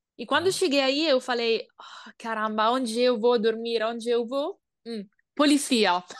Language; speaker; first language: Portuguese; non-native, learner; Italian